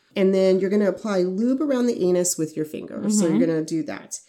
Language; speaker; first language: English; native; English